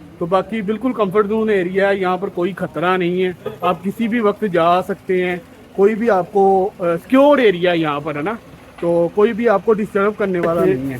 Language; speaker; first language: Urdu; non-native, local second language; Punjabi